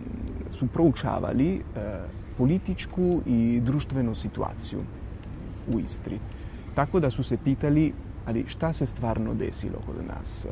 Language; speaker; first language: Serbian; non-native, fluent; Italian